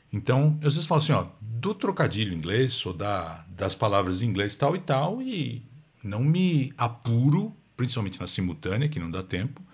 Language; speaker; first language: Portuguese; native; Portuguese